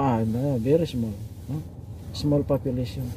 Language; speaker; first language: English; non-native, local second language; Filipino